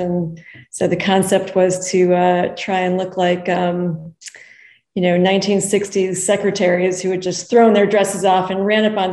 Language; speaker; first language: English; native; English